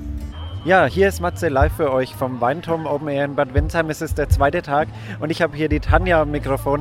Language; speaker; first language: German; native; German